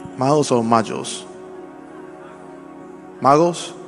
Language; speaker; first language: Spanish; non-native, learner; English